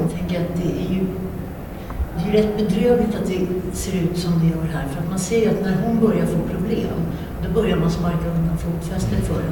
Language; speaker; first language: Swedish; native; Swedish